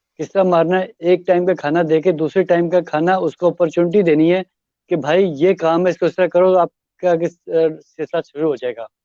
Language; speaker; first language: Urdu; non-native, local second language; Punjabi